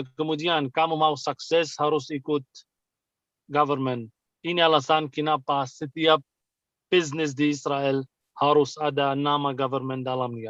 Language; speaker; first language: Indonesian; non-native, fluent; Arabic